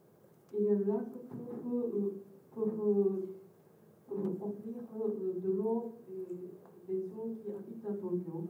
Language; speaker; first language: French; non-native, fluent; Japanese